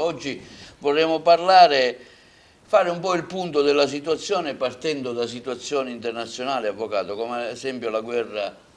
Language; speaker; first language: Italian; native; Italian